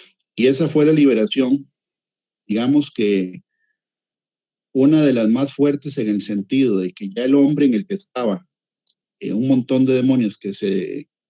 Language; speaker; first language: Spanish; native; Spanish